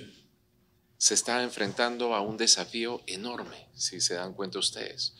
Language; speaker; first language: Spanish; native; Spanish